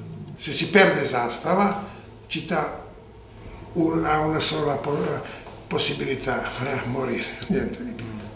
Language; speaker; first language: Italian; non-native, learner; Serbian